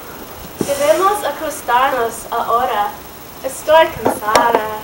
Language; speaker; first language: Spanish; non-native, learner; English